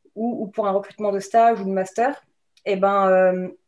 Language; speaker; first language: French; native; French